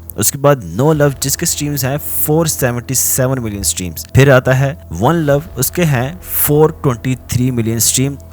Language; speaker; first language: Urdu; native; Urdu